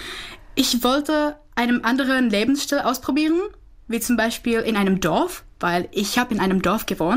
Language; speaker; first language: German; non-native, fluent; Czech